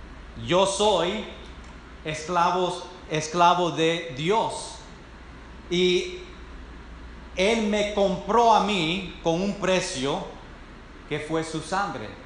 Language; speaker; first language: Spanish; non-native, fluent; English